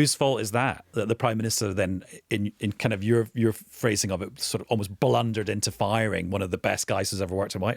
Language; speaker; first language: English; native; English